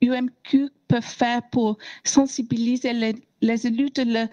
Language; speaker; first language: French; non-native, learner; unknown